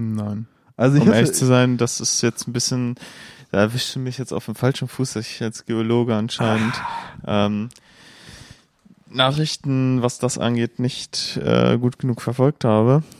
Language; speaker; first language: German; native; German